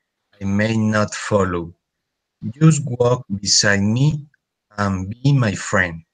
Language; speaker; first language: English; non-native, learner; Spanish